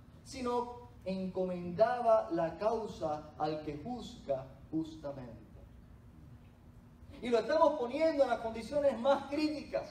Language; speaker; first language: Spanish; native; Spanish